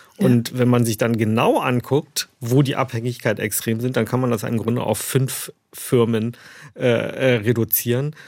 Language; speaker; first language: German; early bilingual, other home language; Chinese